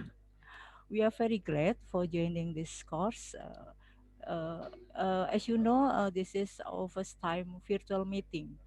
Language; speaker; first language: English; non-native, local second language; Javanese